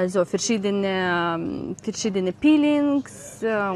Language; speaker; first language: German; non-native, learner; Ukrainian